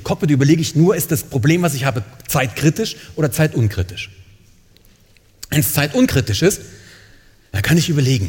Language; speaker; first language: German; native; German